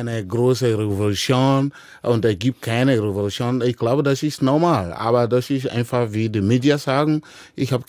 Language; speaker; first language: German; non-native, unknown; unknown